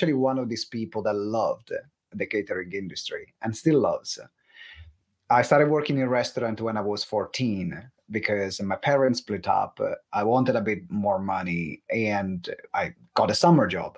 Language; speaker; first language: English; non-native, fluent; Italian